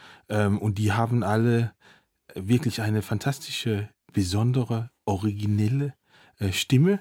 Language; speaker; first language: German; non-native, fluent; Danish